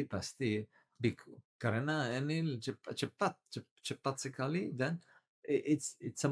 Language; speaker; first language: Indonesian; non-native, learner; Italian